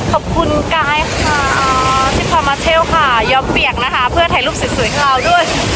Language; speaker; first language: Thai; non-native, local second language; S'gaw Karen